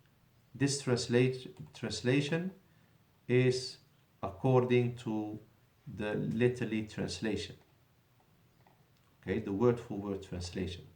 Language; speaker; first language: English; non-native, fluent; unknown